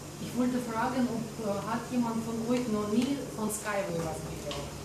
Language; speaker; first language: German; non-native, learner; Russian